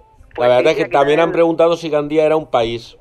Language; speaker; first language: Spanish; native; Spanish